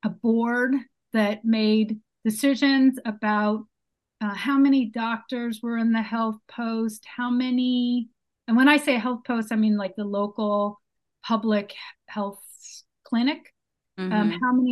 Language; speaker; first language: English; native; English